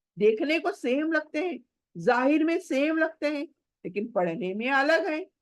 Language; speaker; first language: Urdu; native; Urdu